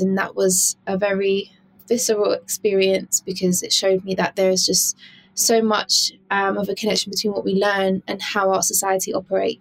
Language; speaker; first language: English; native; English